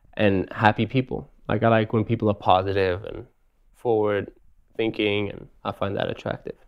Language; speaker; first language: English; non-native, fluent; Swedish